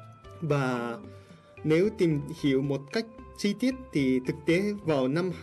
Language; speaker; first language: Vietnamese; non-native, fluent; Japanese